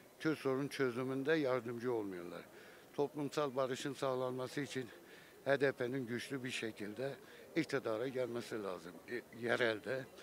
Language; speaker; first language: Turkish; non-native, local second language; Kurdish